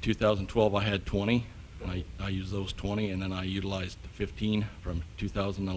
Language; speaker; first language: English; native; English